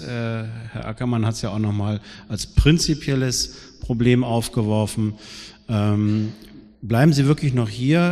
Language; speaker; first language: German; native; German